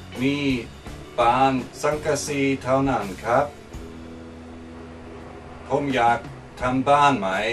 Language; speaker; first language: Thai; non-native, learner; German